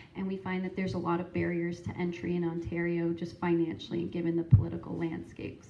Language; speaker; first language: English; native; English